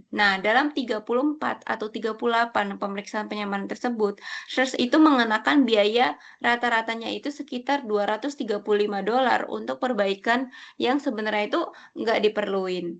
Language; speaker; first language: Indonesian; native; Indonesian